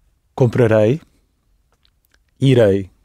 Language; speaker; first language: Portuguese; non-native, learner; English